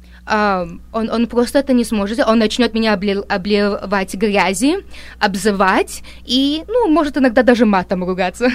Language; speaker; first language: Russian; native; Russian